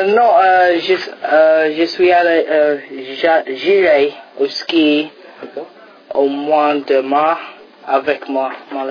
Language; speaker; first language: French; non-native, learner; English